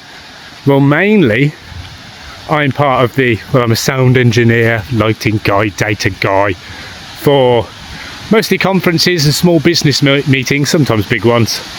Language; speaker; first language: English; native; English